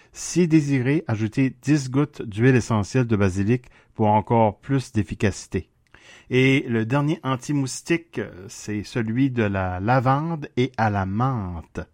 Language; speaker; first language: French; native; French